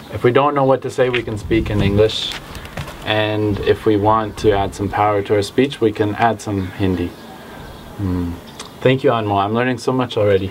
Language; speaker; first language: English; native; English